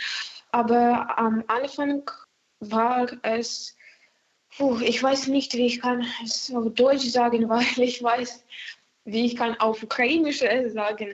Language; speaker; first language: German; non-native, learner; Ukrainian